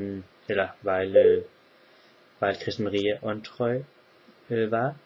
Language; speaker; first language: German; non-native, learner; English